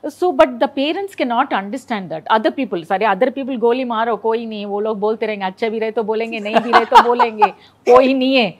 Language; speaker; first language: Hindi; non-native, local second language; Telugu